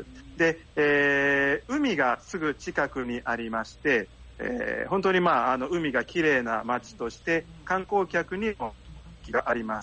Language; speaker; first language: Japanese; native; Japanese